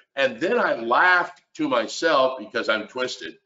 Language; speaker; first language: English; native; English